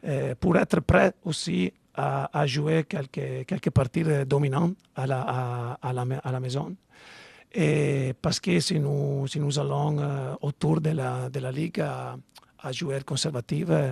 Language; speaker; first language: French; non-native, learner; Italian